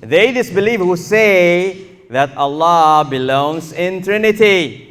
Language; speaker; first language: English; non-native, local second language; Filipino